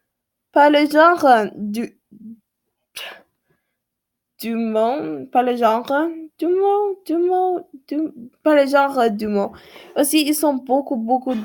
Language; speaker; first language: French; non-native, learner; English